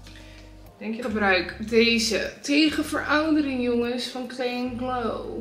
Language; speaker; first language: Dutch; native; Dutch